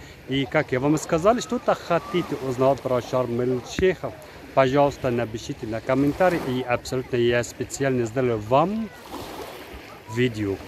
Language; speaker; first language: Russian; non-native, fluent; Arabic